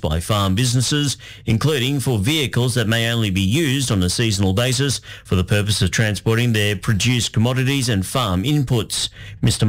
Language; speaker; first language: English; native; English